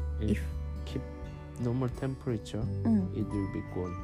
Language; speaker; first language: English; non-native, learner; Korean